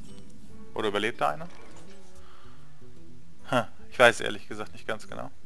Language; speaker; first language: German; native; German